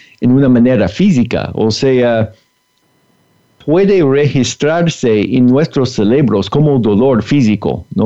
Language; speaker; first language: Spanish; non-native, fluent; English